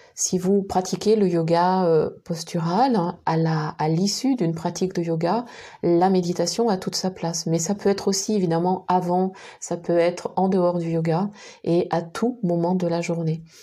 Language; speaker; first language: French; native; French